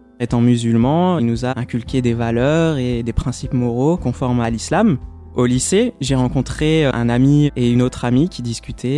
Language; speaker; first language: French; native; French